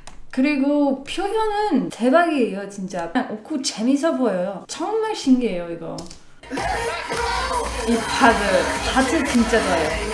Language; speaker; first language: Korean; non-native, learner; English